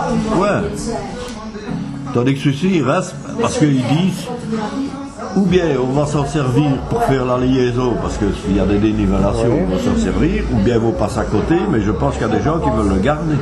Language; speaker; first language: French; native; French